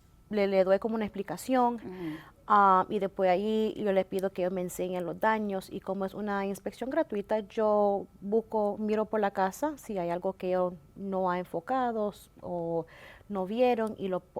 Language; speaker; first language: Spanish; early bilingual, heritage; Spanish